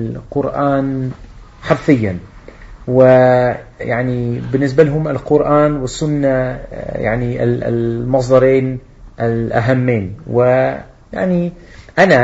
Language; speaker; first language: Arabic; non-native, fluent; Dutch